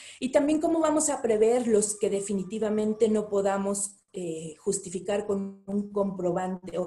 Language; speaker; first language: Spanish; native; Spanish